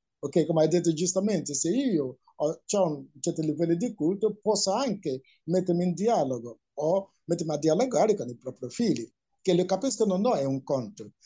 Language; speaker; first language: Italian; non-native, fluent; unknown